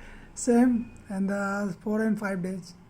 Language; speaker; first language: English; non-native, learner; Hindi